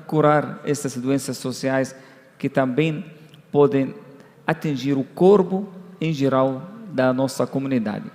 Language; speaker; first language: Portuguese; non-native, fluent; Arabic